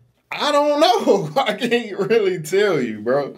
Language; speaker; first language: English; native; English